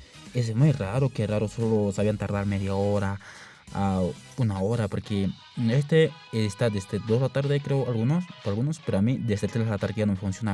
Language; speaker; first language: Spanish; non-native, local second language; Quechua